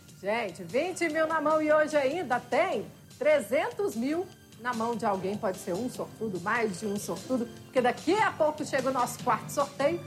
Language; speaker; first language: Portuguese; native; Portuguese